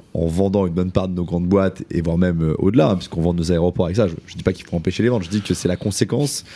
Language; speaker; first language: French; native; French